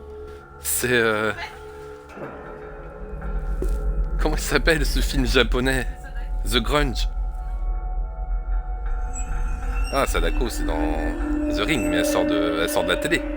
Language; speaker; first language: French; native; French